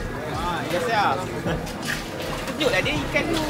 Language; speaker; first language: English; non-native, local second language; Malay